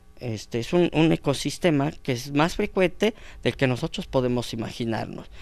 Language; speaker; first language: Spanish; native; Spanish